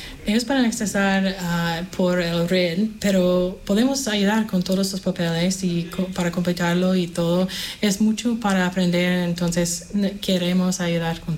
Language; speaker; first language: Spanish; non-native, fluent; English